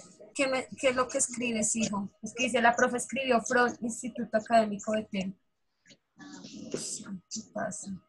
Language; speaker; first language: Spanish; native; Spanish